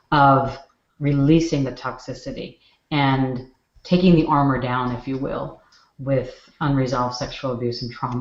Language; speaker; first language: English; native; English